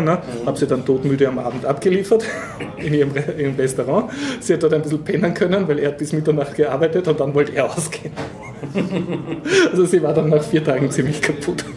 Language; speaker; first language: German; native; German